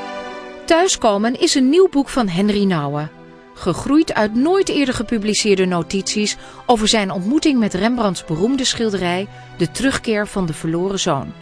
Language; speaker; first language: Dutch; native; Dutch